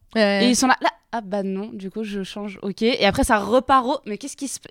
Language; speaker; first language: French; native; French